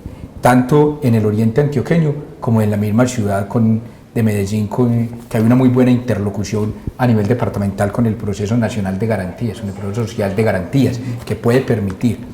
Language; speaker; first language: Spanish; native; Spanish